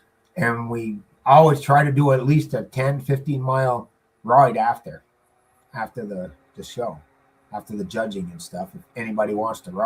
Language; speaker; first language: English; native; English